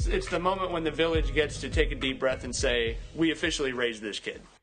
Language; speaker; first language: English; native; English